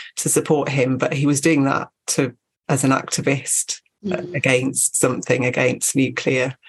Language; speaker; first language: English; native; English